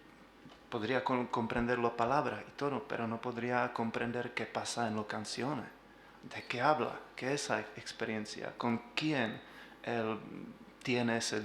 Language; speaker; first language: Spanish; non-native, learner; Czech